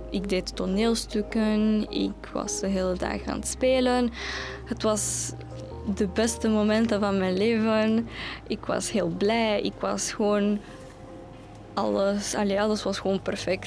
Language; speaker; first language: Dutch; early bilingual, other home language; Romanian